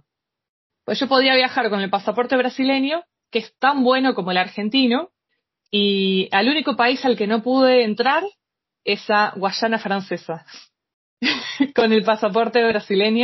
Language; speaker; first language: Spanish; native; Spanish